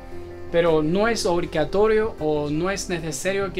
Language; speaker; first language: Spanish; non-native, learner; Chinese